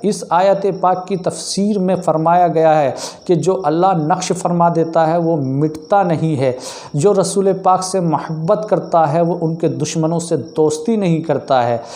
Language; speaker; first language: Urdu; native; Urdu